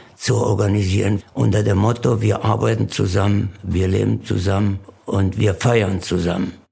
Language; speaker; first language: German; non-native, fluent; Italian